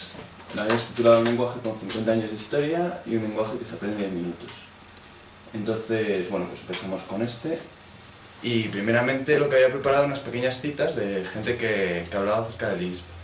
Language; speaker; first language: Spanish; native; Spanish